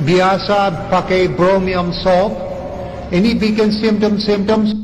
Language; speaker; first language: Indonesian; non-native, learner; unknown